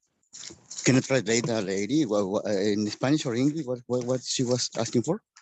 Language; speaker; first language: English; non-native, learner; Spanish